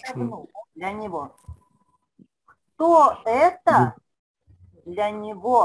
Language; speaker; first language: Russian; non-native, fluent; Spanish